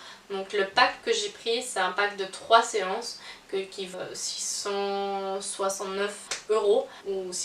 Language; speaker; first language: French; native; French